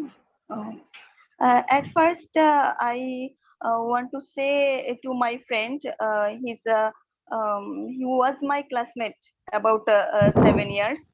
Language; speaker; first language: English; non-native, learner; Bangla